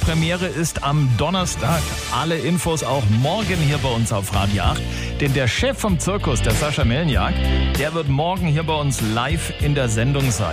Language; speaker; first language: German; native; German